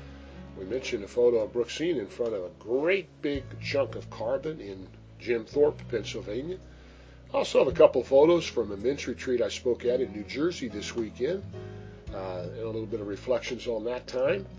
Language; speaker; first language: English; native; English